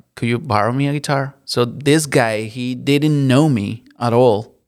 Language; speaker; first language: English; non-native, learner; Spanish